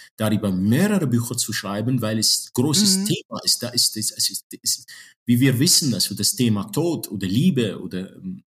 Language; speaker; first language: German; non-native, fluent; Arabic